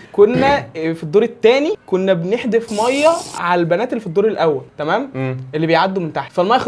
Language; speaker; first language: Arabic; native; Arabic